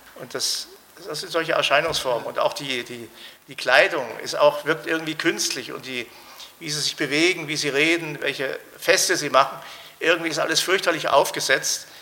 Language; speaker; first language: German; native; German